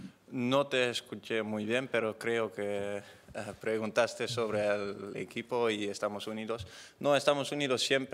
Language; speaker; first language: Spanish; non-native, fluent; Dutch